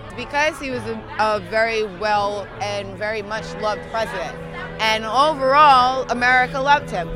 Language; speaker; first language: English; native; English